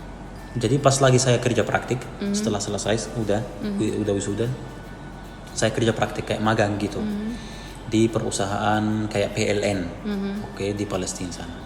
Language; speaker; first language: Indonesian; non-native, fluent; Arabic